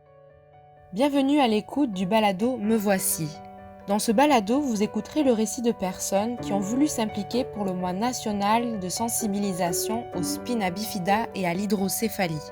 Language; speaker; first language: French; native; French